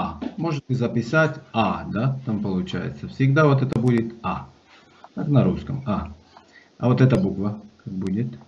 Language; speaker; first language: Russian; non-native, fluent; Spanish